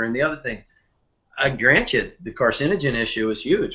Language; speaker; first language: English; native; English